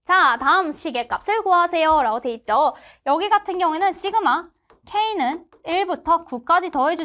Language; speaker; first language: Korean; native; Korean